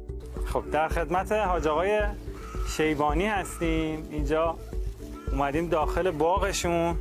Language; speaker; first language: Persian; native; Persian